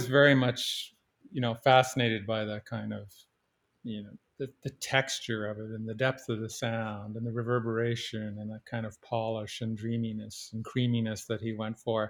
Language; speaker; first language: English; native; English